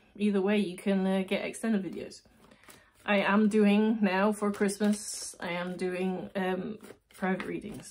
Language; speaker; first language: English; native; English